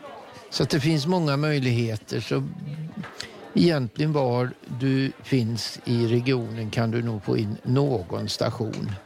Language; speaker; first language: Swedish; native; Swedish